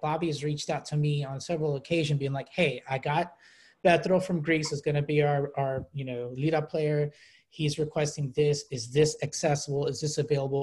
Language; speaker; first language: English; early bilingual, other home language; Greek